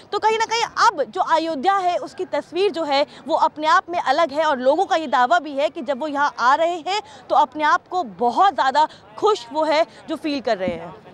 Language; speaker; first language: Hindi; native; Hindi